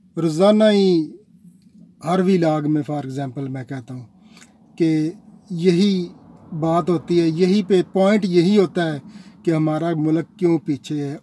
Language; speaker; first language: Urdu; non-native, local second language; Punjabi